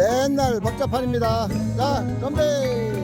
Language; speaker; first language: Korean; native; Korean